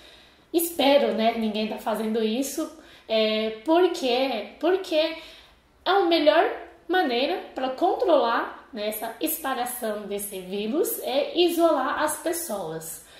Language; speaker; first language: Portuguese; non-native, fluent; Chinese